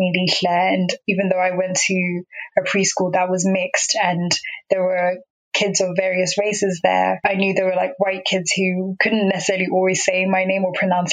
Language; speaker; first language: English; non-native, local second language; Xhosa